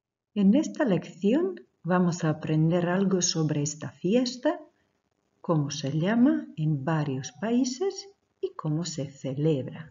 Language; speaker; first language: Spanish; non-native, fluent; Croatian